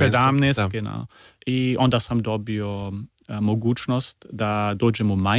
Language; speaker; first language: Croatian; early bilingual, heritage; Serbian